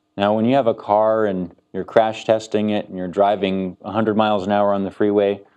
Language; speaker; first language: English; native; English